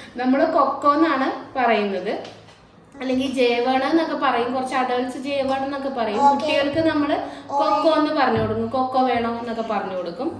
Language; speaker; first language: Malayalam; non-native, local second language; Konkani